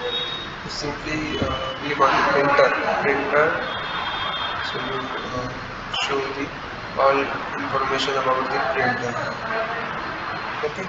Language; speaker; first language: English; non-native, learner; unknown